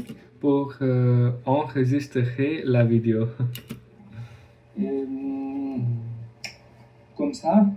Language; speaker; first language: French; non-native, learner; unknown